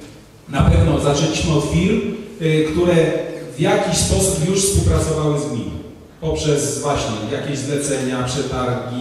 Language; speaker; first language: Polish; native; Polish